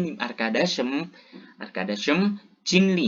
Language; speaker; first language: Turkish; non-native, fluent; Indonesian